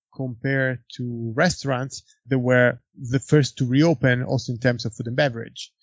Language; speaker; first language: English; non-native, fluent; Italian